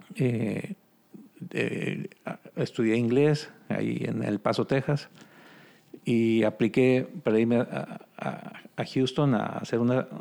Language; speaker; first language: Spanish; native; Spanish